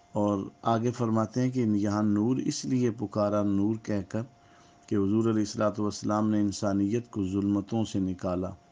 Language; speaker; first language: Urdu; native; Urdu